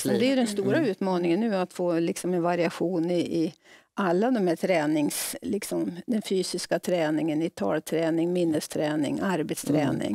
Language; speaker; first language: Swedish; native; Swedish